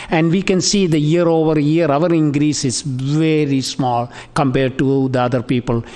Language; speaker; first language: English; non-native, local second language; Tamil